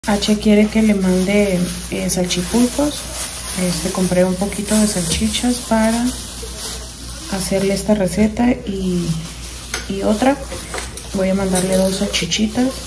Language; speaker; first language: Spanish; native; Spanish